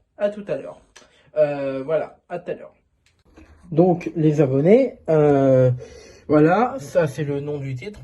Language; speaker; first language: French; native; French